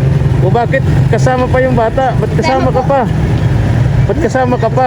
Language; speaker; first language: Filipino; native; Filipino